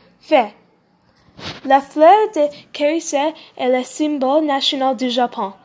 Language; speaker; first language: French; non-native, learner; English